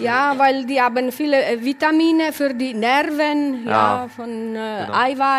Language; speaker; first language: German; non-native, learner; Italian